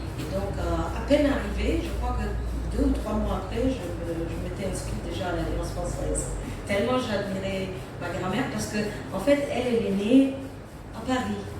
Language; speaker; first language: French; non-native, fluent; Russian